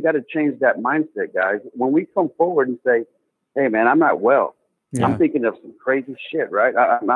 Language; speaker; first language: English; native; English